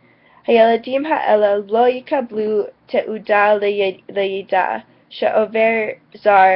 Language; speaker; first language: Hebrew; non-native, learner; English